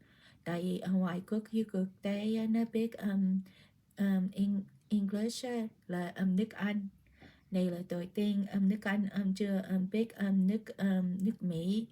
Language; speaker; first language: Vietnamese; early bilingual, heritage; Vietnamese